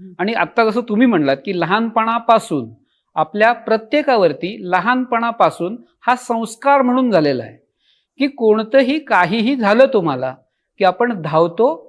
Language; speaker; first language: Marathi; native; Marathi